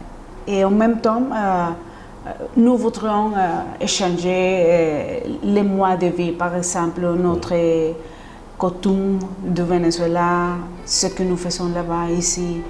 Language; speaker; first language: French; non-native, fluent; Spanish